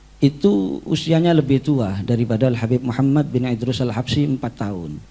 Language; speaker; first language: Indonesian; native; Indonesian